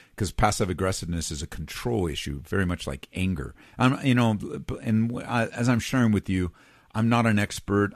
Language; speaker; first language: English; native; English